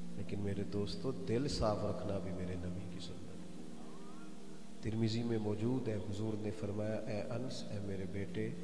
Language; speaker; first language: Urdu; non-native, local second language; Punjabi